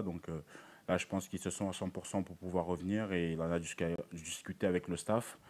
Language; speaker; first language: French; native; French